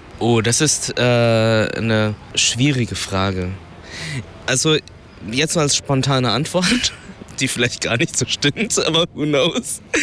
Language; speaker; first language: German; early bilingual, other home language; Vietnamese